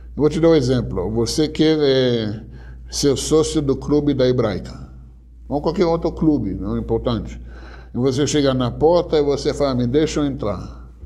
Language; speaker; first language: Portuguese; non-native, fluent; Hebrew